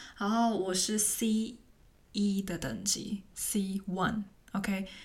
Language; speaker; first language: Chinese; non-native, local second language; Cantonese